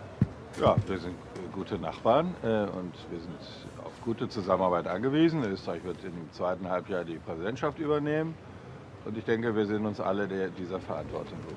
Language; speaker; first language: German; native; German